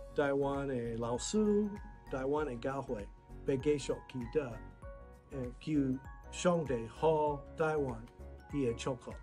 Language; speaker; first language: Chinese; non-native, learner; English